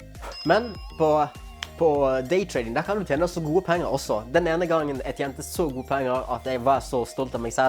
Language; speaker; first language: Norwegian; native; Norwegian